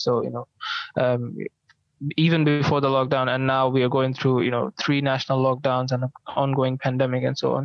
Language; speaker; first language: English; non-native, local second language; Bangla